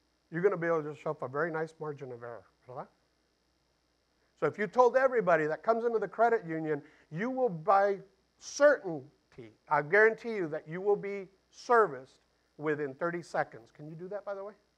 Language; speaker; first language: English; early bilingual, other home language; Spanish